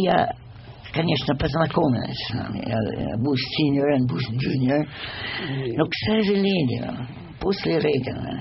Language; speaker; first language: Russian; non-native, fluent; English